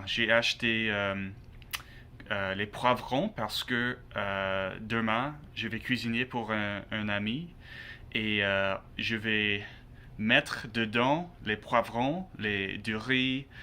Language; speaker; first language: French; non-native, learner; English